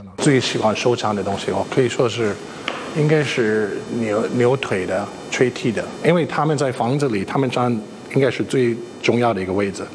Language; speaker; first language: Chinese; non-native, fluent; English